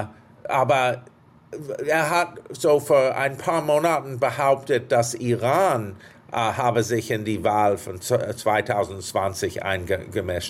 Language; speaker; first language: German; non-native, fluent; English